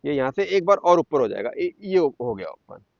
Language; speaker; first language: Hindi; native; Hindi